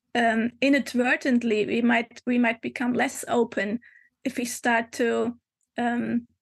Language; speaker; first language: English; non-native, fluent; German